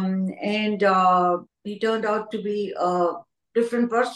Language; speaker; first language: English; non-native, local second language; Hindi